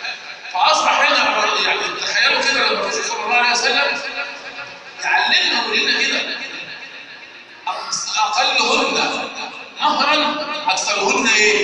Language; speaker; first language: Arabic; native; Arabic